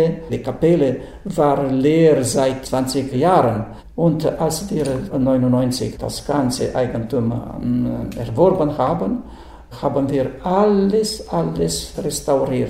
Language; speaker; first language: German; non-native, fluent; Romanian